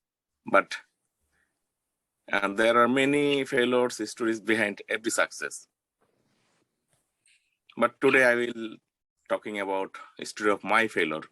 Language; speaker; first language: English; non-native, learner; Bangla